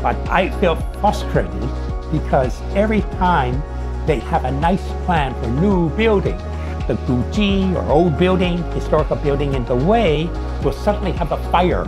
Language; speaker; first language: English; native; English